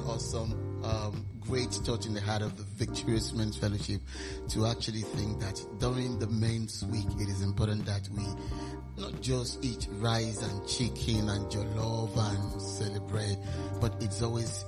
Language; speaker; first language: English; non-native, local second language; Yoruba